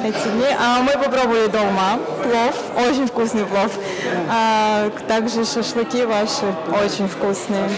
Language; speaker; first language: Russian; non-native, fluent; Kyrgyz